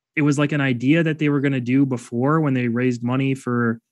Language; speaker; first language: English; native; English